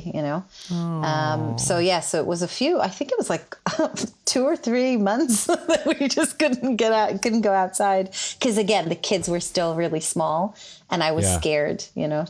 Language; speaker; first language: English; non-native, fluent; Hebrew